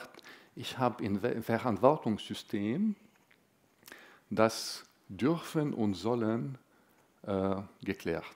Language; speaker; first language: German; non-native, fluent; Arabic